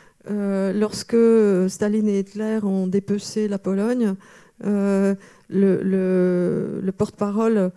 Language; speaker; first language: French; non-native, fluent; Russian